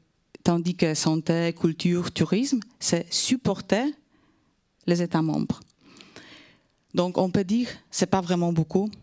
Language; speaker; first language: French; non-native, fluent; Polish